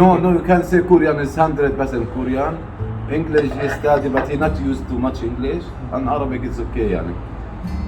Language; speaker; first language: English; non-native, learner; Arabic